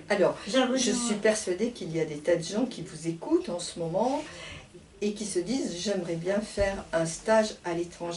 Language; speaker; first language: French; native; French